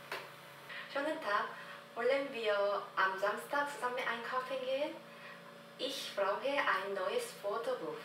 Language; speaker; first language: German; non-native, learner; Korean